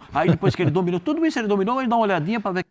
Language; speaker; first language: Portuguese; native; Portuguese